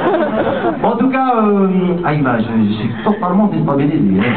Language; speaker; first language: French; native; French